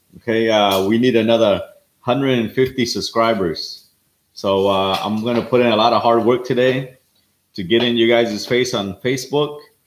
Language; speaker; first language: English; early bilingual, other home language; Vietnamese